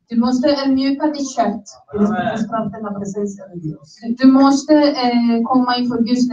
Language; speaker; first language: Swedish; non-native, learner; Spanish